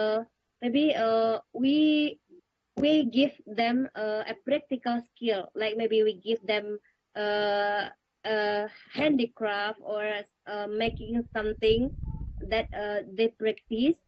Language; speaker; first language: English; non-native, learner; Indonesian